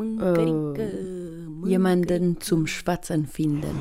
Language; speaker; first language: German; non-native, fluent; Romanian